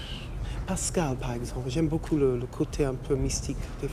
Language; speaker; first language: French; non-native, fluent; English